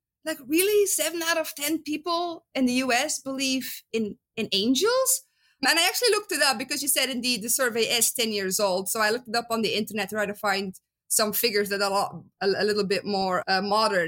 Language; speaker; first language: English; non-native, fluent; Dutch